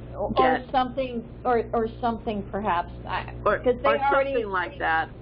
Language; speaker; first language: English; native; English